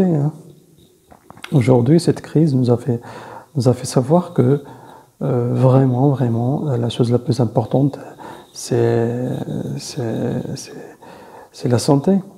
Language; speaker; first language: French; non-native, fluent; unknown